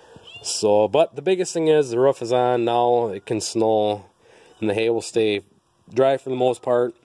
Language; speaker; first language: English; native; English